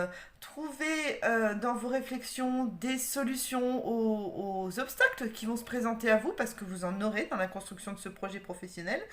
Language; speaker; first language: French; native; French